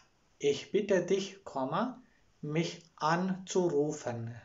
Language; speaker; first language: German; non-native, fluent; Malayalam